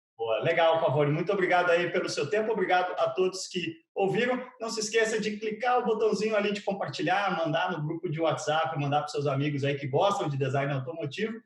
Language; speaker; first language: Portuguese; native; Portuguese